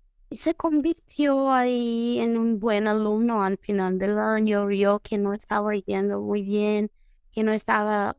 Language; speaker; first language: Spanish; non-native, fluent; Portuguese